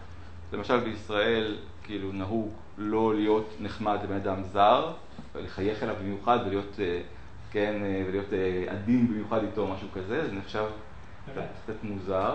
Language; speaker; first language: Hebrew; native; Hebrew